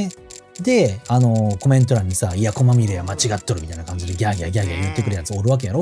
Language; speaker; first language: Japanese; native; Japanese